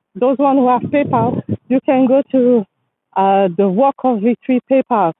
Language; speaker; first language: English; non-native, fluent; French